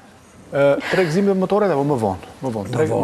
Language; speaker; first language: Albanian; native; Albanian